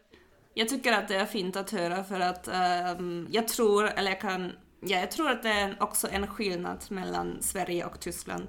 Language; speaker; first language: Swedish; non-native, fluent; German